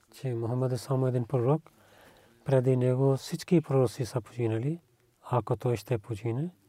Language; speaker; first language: Bulgarian; non-native, learner; Urdu